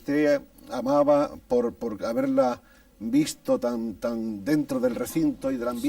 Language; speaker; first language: Spanish; native; Spanish